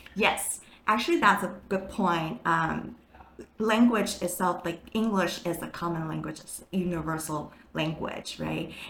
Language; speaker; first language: English; non-native, fluent; Chinese